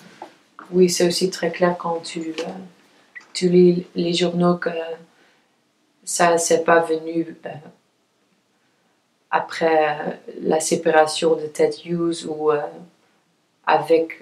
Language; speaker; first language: French; non-native, fluent; Dutch